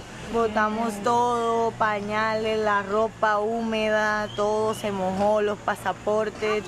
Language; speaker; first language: Spanish; native; Spanish